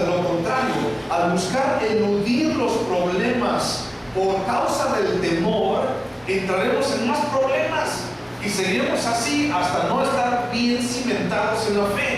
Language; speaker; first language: Spanish; native; Spanish